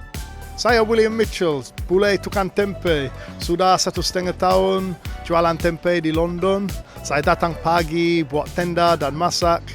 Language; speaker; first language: Indonesian; non-native, learner; English